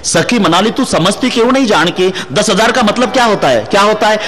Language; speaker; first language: Hindi; non-native, local second language; Marathi